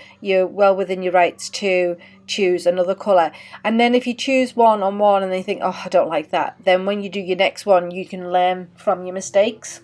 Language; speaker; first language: English; native; English